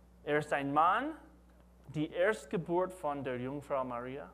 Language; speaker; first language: German; non-native, learner; English